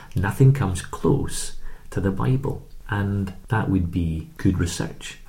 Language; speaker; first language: English; native; English